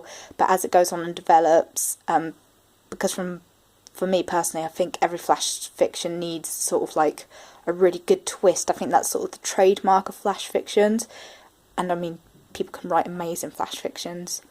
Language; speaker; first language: English; native; English